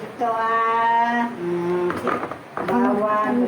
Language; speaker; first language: Filipino; non-native, local second language; Cebuano